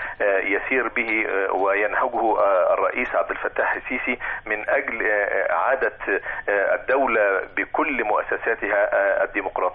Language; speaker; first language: Arabic; native; Arabic